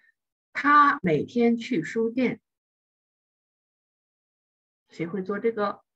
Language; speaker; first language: Chinese; native; Chinese